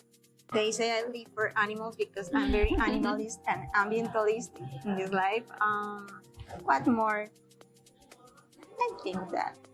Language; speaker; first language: English; non-native, learner; Spanish